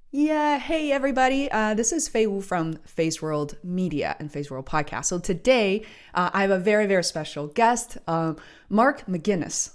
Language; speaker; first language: English; non-native, fluent; Chinese